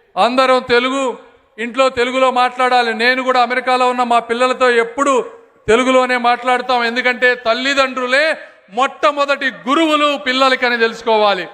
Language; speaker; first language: Telugu; native; Telugu